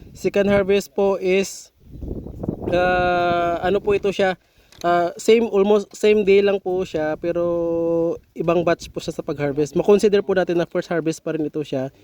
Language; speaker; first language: Filipino; native; Filipino